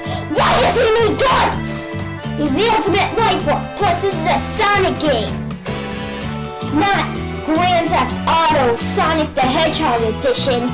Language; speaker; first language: English; native; English